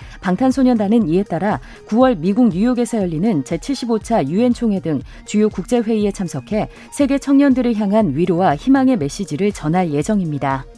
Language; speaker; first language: Korean; native; Korean